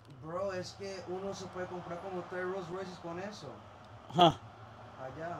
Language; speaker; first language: Spanish; early bilingual, heritage; Spanish